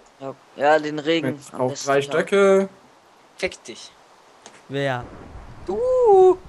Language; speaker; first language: German; native; German